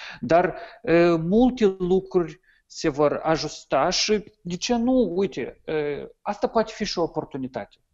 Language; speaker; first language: Romanian; native; Romanian